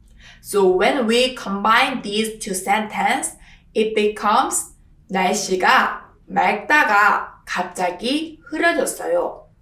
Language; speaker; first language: English; non-native, fluent; Korean